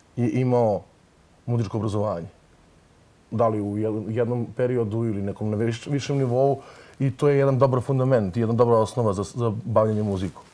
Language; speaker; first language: Serbian; native; Serbian